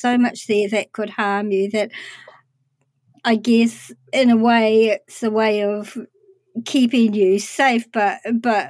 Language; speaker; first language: English; native; English